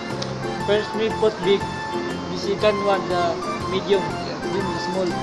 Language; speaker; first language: English; non-native, local second language; Filipino